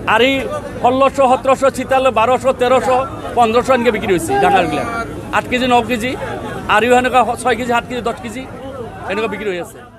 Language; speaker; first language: Assamese; non-native, local second language; Bangla